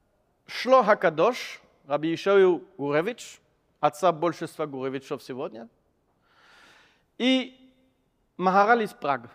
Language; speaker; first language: Russian; non-native, fluent; French